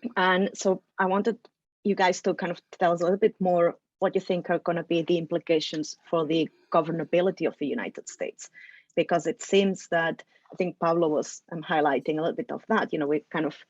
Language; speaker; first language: English; non-native, fluent; Catalan